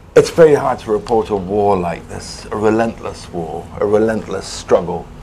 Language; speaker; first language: English; native; English